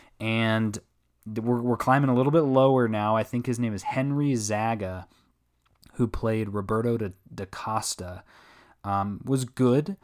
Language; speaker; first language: English; native; English